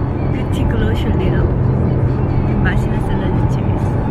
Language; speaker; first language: Korean; non-native, fluent; Chinese